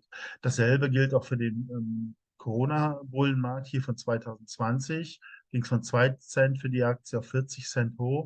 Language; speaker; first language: German; native; German